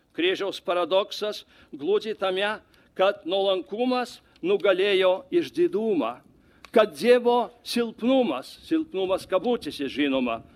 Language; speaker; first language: Lithuanian; non-native, fluent; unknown